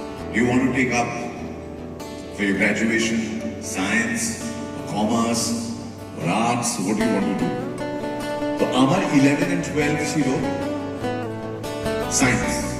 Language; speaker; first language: English; non-native, local second language; Bangla